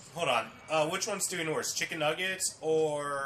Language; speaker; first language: English; native; English